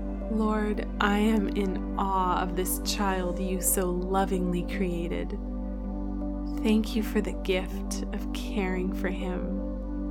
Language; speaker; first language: English; native; English